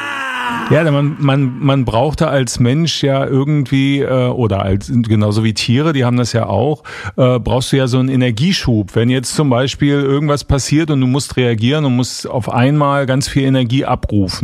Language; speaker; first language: German; native; German